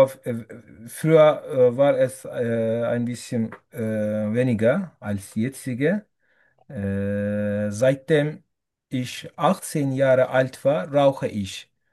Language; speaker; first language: German; non-native, learner; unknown